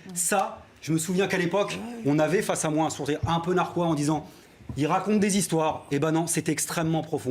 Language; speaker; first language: French; native; French